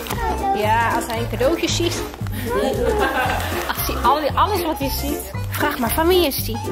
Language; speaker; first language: Dutch; native; Dutch